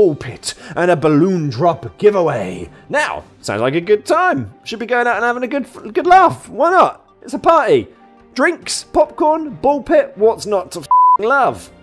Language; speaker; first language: English; native; English